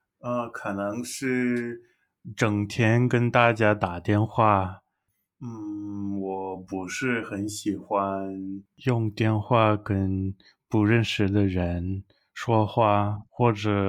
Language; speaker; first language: Chinese; non-native, learner; English